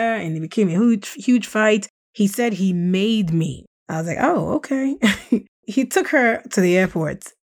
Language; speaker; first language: English; non-native, local second language; Russian